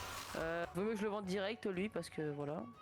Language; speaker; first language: French; native; French